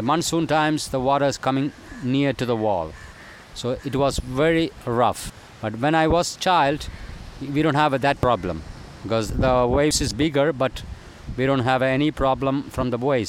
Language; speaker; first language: English; non-native, local second language; Malayalam